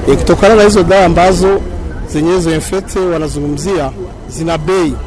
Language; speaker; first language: Swahili; non-native, local second language; Rundi